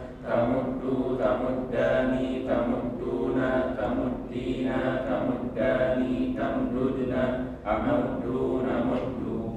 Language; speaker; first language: Arabic; non-native, learner; Indonesian